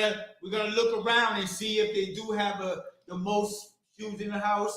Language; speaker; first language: English; native; English